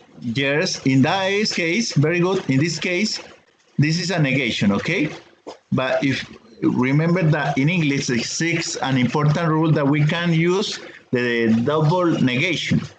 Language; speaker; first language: English; non-native, fluent; Spanish